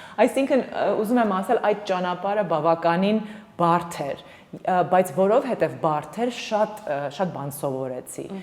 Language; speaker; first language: Armenian; early bilingual, heritage; Armenian